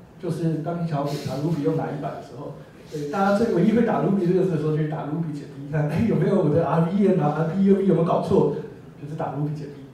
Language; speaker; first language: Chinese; native; Chinese